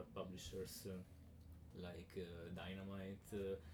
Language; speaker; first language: English; non-native, learner; Italian